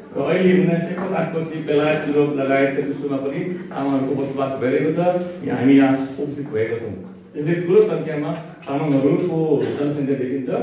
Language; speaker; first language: Nepali; non-native, local second language; Eastern Tamang